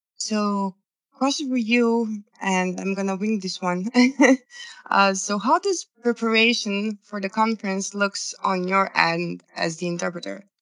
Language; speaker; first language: English; non-native, fluent; Serbian